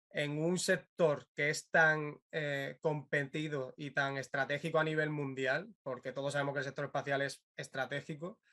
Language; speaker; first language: Spanish; native; Spanish